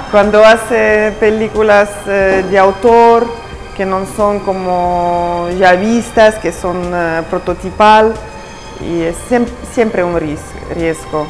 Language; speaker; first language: Spanish; non-native, fluent; Italian